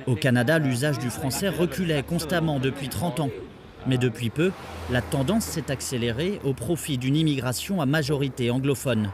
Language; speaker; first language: French; native; French